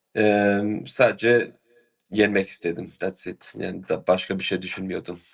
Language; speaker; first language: Turkish; early bilingual, other home language; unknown